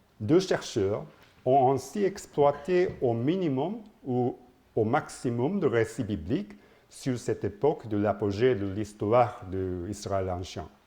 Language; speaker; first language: French; non-native, learner; Japanese